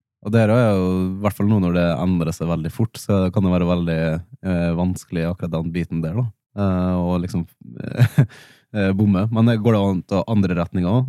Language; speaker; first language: Norwegian; native; Norwegian